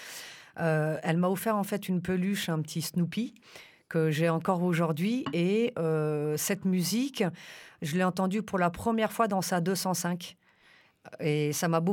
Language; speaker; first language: French; early bilingual, other home language; Romanian